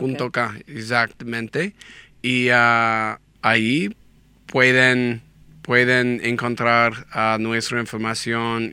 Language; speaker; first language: Spanish; non-native, learner; English